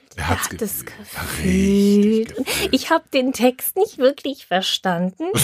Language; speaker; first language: German; early bilingual, heritage; Polish